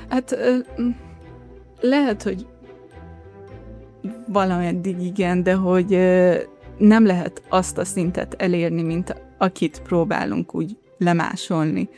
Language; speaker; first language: Hungarian; early bilingual, other home language; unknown